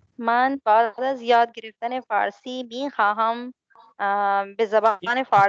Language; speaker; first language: Persian; non-native, learner; Urdu